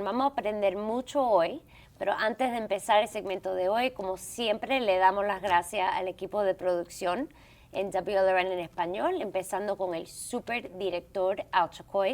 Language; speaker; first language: Spanish; early bilingual, heritage; English